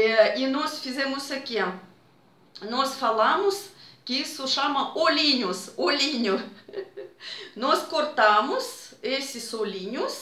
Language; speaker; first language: Portuguese; non-native, fluent; Russian